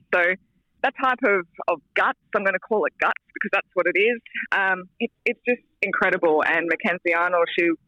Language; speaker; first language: English; native; English